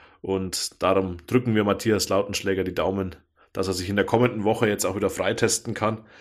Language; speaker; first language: German; native; German